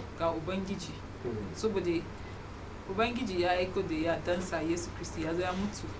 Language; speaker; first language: Hausa; non-native, local second language; Igbo